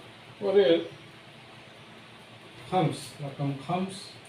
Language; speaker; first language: Arabic; non-native, fluent; Bangla